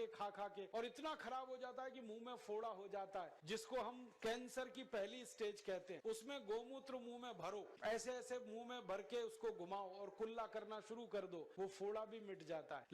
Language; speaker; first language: Hindi; native; Hindi